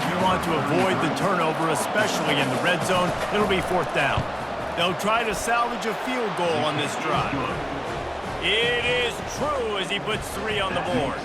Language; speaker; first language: English; native; English